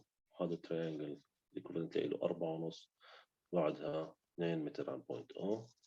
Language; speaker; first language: Arabic; native; Arabic